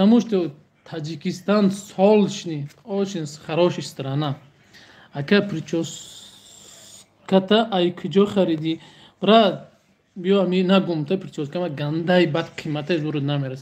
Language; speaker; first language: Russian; non-native, learner; Tajik